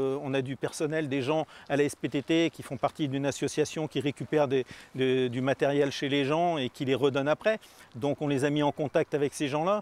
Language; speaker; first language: French; native; French